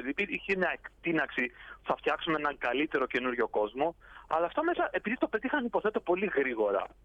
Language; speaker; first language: Greek; native; Greek